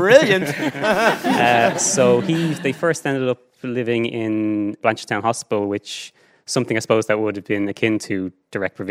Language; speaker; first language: English; native; English